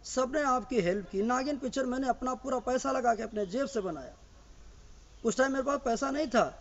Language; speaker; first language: Hindi; native; Hindi